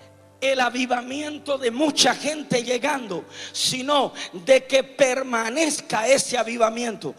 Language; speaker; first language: Spanish; native; Spanish